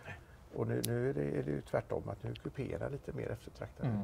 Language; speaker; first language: Swedish; native; Swedish